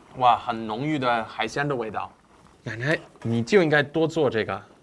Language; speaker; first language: Chinese; non-native, fluent; English